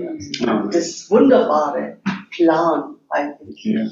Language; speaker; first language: German; non-native, learner; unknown